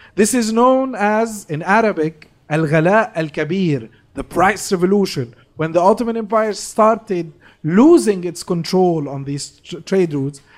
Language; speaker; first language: English; non-native, fluent; Arabic